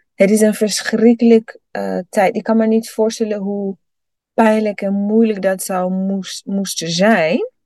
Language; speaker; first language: Dutch; early bilingual, other home language; Rundi